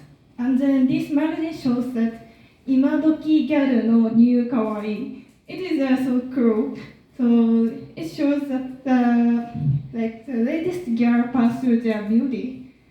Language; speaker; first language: English; non-native, learner; Japanese